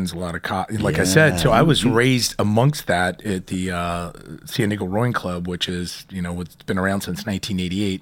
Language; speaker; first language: English; native; English